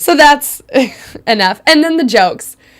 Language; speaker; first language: English; native; English